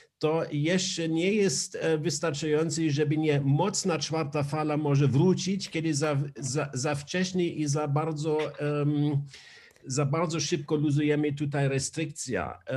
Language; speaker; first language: Polish; non-native, learner; German